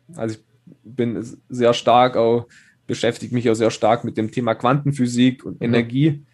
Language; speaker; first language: German; native; German